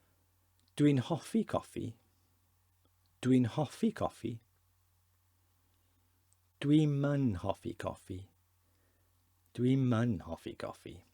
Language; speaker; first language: Welsh; non-native, learner; English